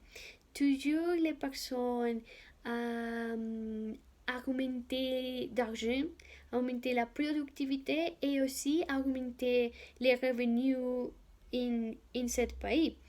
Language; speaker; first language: French; non-native, learner; Spanish